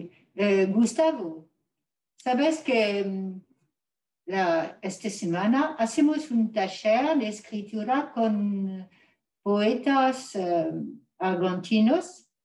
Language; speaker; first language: Spanish; non-native, learner; French